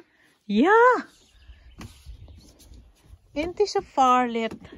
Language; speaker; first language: Swedish; non-native, learner; Filipino